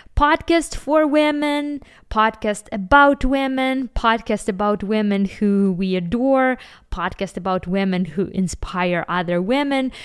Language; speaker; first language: English; non-native, fluent; Ukrainian